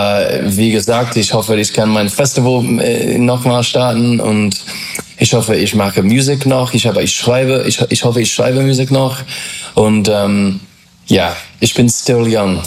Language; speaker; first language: German; non-native, learner; English